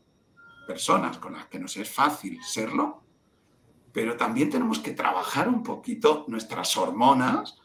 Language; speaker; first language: Spanish; native; Spanish